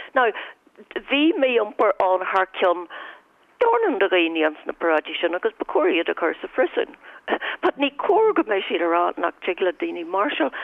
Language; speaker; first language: Irish; non-native, local second language; English